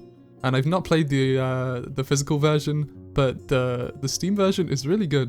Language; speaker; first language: English; native; English